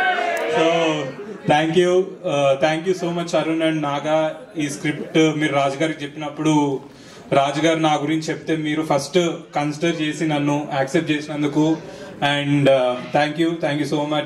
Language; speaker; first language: Telugu; native; Telugu